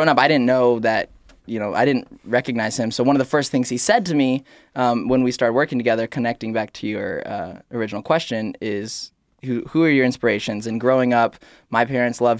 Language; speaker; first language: English; native; English